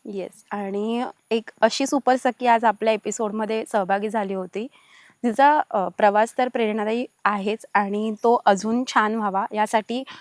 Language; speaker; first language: Marathi; native; Marathi